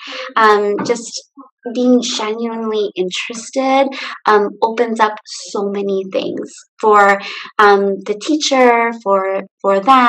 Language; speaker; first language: English; early bilingual, other home language; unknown